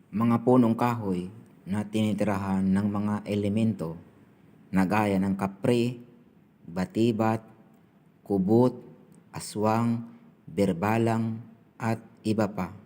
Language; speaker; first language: Filipino; non-native, local second language; Cebuano